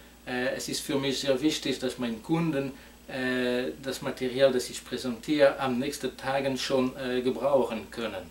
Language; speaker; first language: German; non-native, fluent; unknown